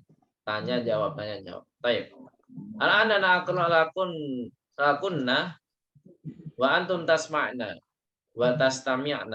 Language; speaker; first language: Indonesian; native; Indonesian